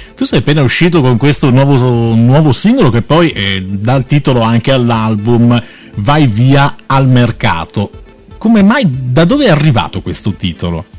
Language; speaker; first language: Italian; native; Italian